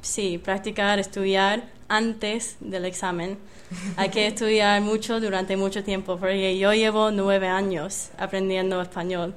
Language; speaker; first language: Spanish; non-native, fluent; English